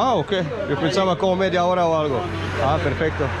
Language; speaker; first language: Spanish; non-native, learner; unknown